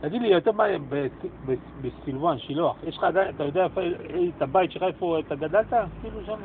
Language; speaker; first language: Hebrew; native; Hebrew